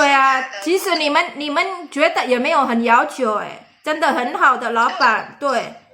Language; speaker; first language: Chinese; non-native, fluent; Indonesian